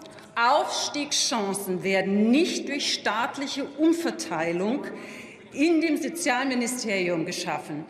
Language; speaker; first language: German; native; German